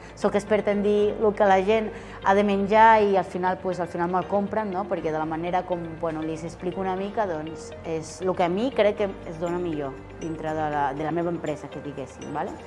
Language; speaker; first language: Catalan; non-native, fluent; Spanish